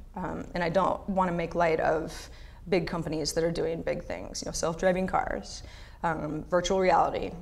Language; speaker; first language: English; native; English